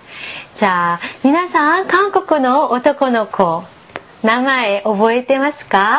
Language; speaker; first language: Japanese; non-native, fluent; Korean